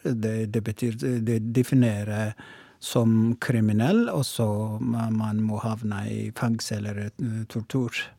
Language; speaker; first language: Norwegian; non-native, learner; Oromo